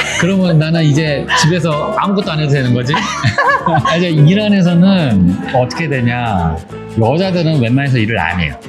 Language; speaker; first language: Korean; native; Korean